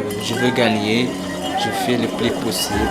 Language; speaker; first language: French; non-native, learner; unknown